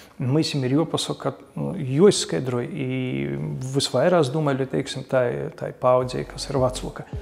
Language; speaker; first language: Latvian; native; Latvian